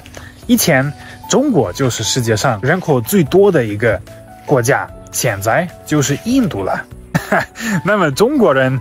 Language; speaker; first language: Chinese; non-native, fluent; German